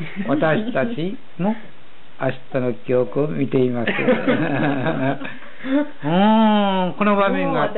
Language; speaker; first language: Japanese; native; Japanese